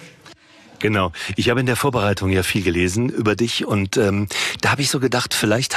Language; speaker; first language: German; native; German